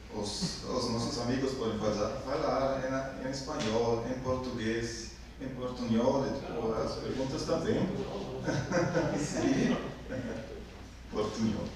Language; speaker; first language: Portuguese; non-native, fluent; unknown